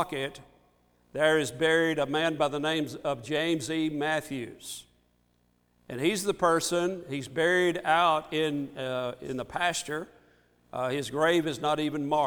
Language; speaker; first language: English; native; English